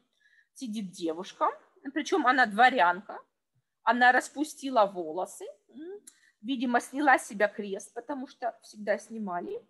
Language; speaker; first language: Russian; native; Russian